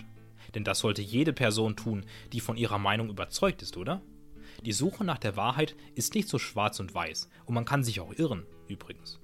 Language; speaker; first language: German; native; German